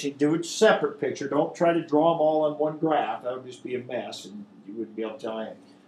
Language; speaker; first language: English; native; English